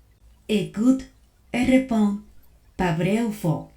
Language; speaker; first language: French; non-native, learner; Spanish